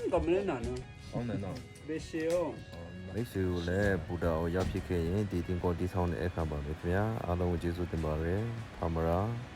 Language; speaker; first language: Burmese; non-native, local second language; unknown